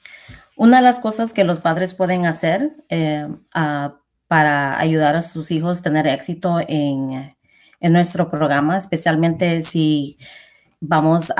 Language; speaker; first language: Spanish; early bilingual, heritage; Spanish